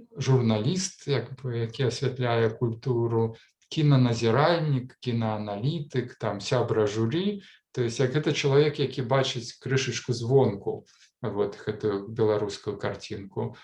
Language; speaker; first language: Belarusian; non-native, local second language; Russian